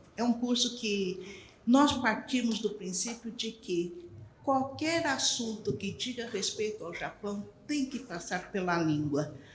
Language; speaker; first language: Portuguese; non-native, local second language; Japanese